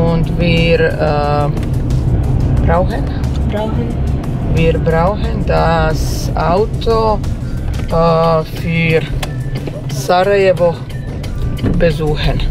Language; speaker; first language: German; non-native, learner; Bosnian